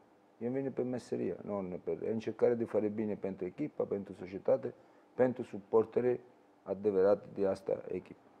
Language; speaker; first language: Romanian; non-native, learner; Italian